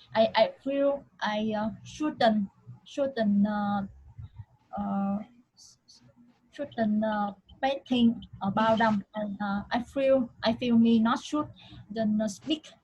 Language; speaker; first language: English; non-native, learner; Vietnamese